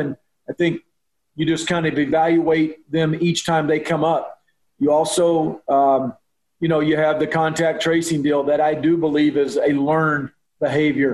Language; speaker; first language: English; native; English